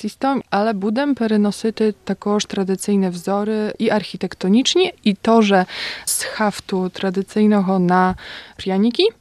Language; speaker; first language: Polish; non-native, local second language; Ukrainian